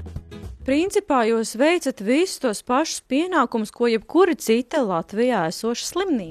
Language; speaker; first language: Latvian; native; Latvian